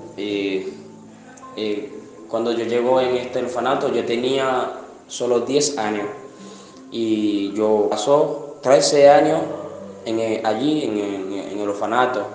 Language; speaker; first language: Spanish; non-native, learner; Haitian Creole